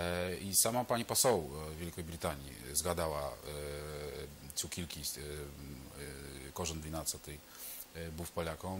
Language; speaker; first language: Ukrainian; non-native, fluent; Polish